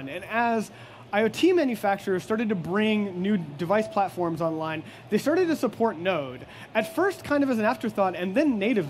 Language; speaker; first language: English; native; English